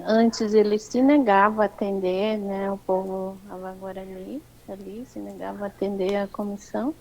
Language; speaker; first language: Portuguese; native; Portuguese